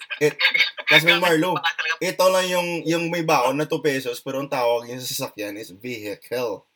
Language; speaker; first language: Filipino; non-native, local second language; Hiligaynon